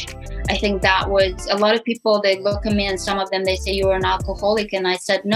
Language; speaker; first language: English; non-native, fluent; Romanian